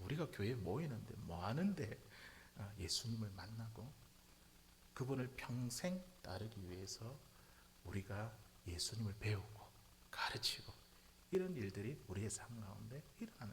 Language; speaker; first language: Korean; native; Korean